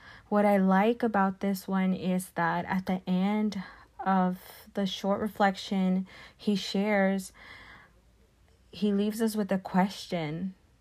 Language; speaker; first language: English; early bilingual, other home language; Spanish